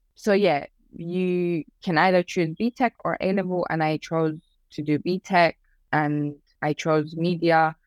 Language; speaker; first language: English; early bilingual, other home language; Persian